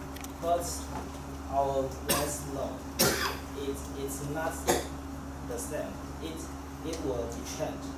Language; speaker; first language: English; non-native, learner; Chinese